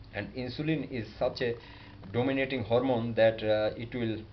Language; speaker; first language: English; non-native, local second language; Bangla